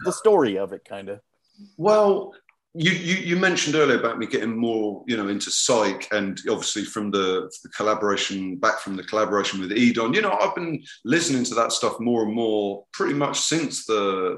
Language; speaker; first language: English; native; English